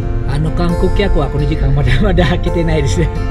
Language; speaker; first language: Japanese; non-native, learner; Indonesian